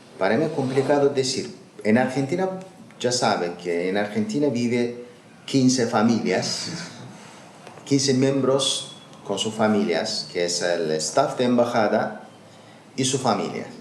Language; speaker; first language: Spanish; non-native, learner; Azerbaijani